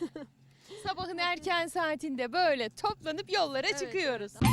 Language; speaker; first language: Turkish; native; Turkish